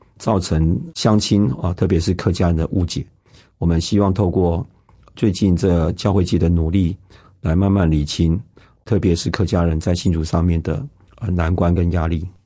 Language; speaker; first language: Chinese; non-native, local second language; Hakka Chinese